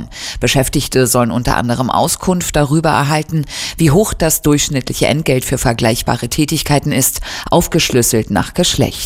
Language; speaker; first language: German; native; German